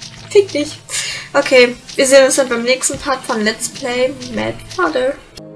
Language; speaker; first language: German; native; German